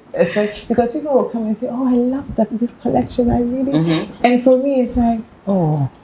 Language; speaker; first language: English; non-native, local second language; Ga